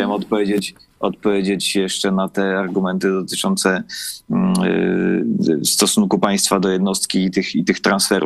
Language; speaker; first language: Polish; native; Polish